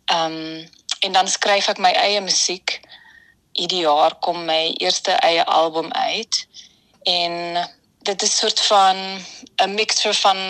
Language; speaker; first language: Afrikaans; early bilingual, heritage; German